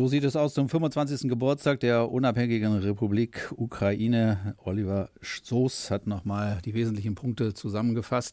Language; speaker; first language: German; native; German